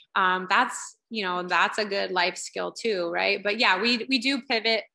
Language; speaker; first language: English; native; English